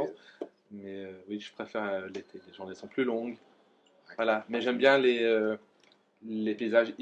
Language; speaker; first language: French; native; French